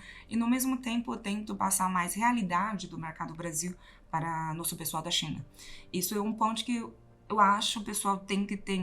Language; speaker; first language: Portuguese; non-native, fluent; Chinese